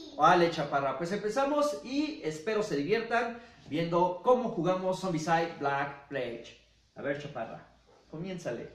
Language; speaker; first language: Spanish; native; Spanish